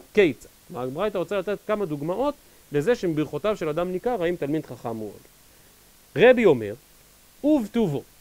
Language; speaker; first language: Hebrew; native; Hebrew